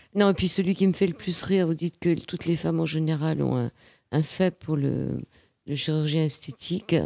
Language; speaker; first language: French; native; French